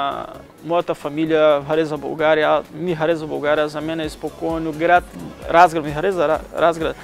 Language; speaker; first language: Bulgarian; non-native, learner; Portuguese